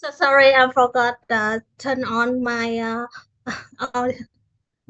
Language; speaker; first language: English; non-native, learner; Vietnamese